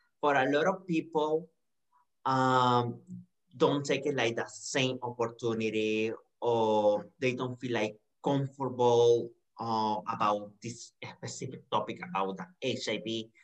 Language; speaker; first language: English; non-native, learner; Spanish